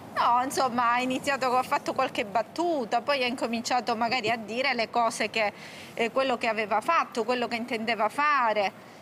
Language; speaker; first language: Italian; native; Italian